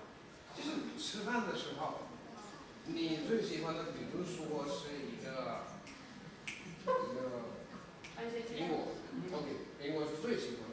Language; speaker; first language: Chinese; non-native, fluent; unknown